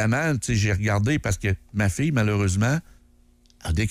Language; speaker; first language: French; native; French